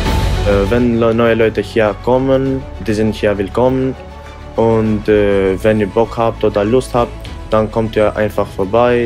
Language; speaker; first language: German; non-native, learner; Albanian